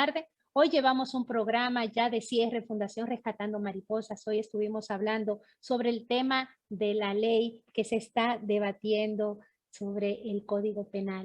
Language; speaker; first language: Spanish; native; Spanish